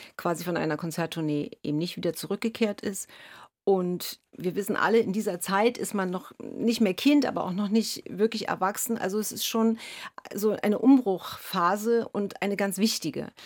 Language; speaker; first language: German; native; German